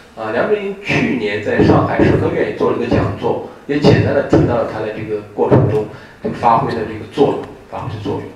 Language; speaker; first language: Chinese; native; Chinese